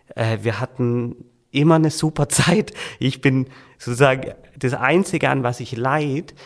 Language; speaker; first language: German; native; German